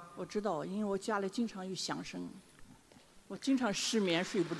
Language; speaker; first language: Chinese; native; Chinese